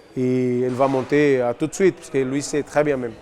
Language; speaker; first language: French; non-native, learner; Portuguese